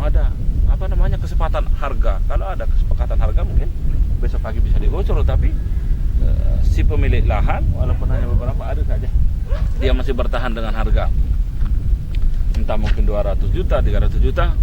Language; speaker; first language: Indonesian; non-native, local second language; Sasak